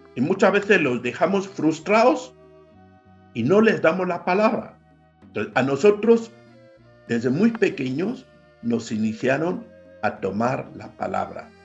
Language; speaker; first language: Spanish; non-native, fluent; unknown